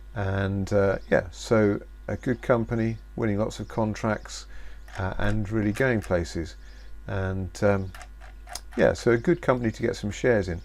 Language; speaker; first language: English; native; English